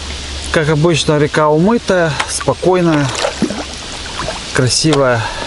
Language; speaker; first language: Russian; native; Russian